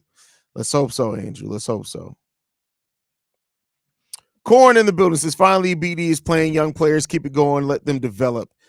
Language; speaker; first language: English; native; English